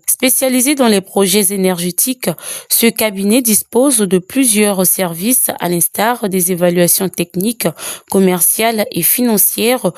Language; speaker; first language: French; native; French